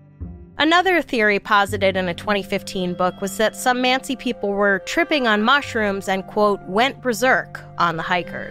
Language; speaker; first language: English; native; English